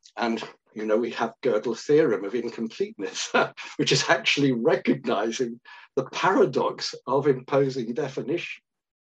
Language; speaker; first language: English; native; English